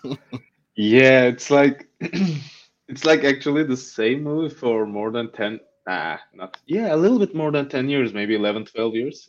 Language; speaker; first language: English; non-native, fluent; Turkish